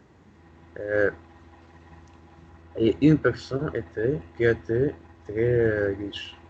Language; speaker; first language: French; non-native, learner; Russian